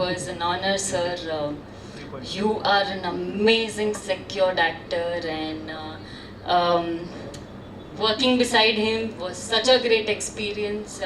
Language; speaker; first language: Kannada; non-native, learner; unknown